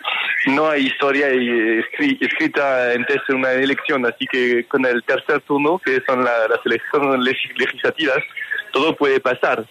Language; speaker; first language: Spanish; non-native, fluent; French